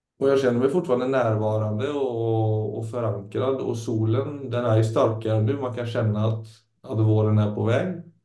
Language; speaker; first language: Swedish; native; Swedish